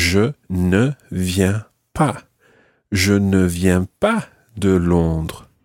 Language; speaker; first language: French; non-native, fluent; English